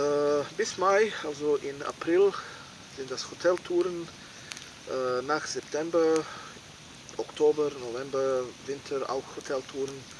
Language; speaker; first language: German; non-native, fluent; Serbian